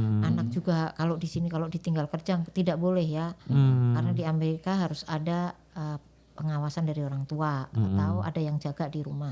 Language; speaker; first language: Indonesian; native; Indonesian